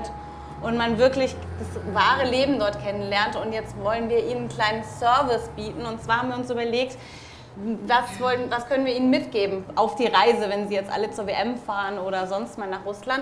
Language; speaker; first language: German; native; German